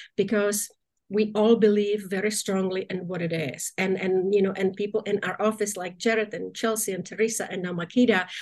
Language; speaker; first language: English; non-native, fluent; Czech